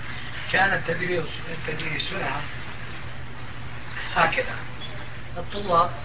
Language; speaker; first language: Arabic; non-native, fluent; Turkish